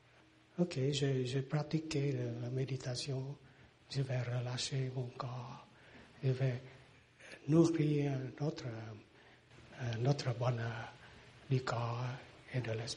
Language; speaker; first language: French; non-native, learner; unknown